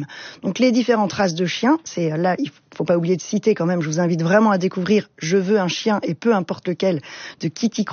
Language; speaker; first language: French; native; French